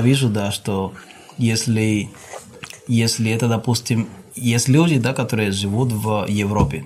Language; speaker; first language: Russian; non-native, fluent; Spanish